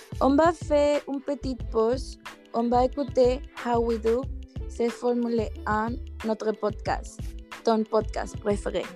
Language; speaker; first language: French; non-native, learner; Spanish